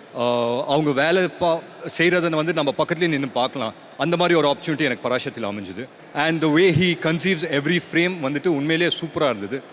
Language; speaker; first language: Tamil; native; Tamil